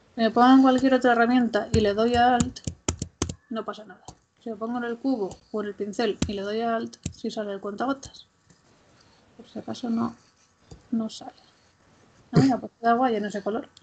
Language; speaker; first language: Spanish; native; Spanish